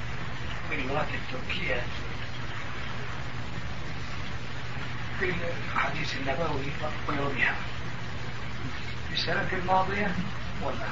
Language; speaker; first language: Arabic; non-native, fluent; Turkish